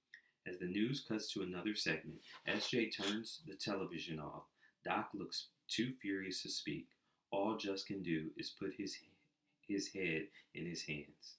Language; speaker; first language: English; native; English